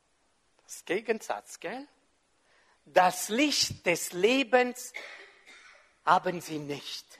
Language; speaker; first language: German; non-native, fluent; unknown